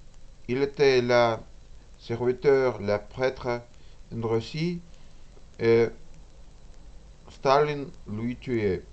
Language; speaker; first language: French; non-native, learner; Russian